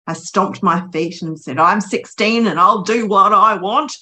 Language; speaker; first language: English; native; English